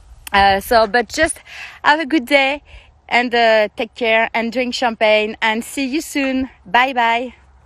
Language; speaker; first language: English; non-native, learner; French